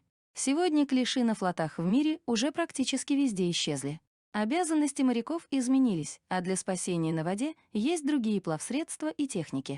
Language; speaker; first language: Russian; native; Russian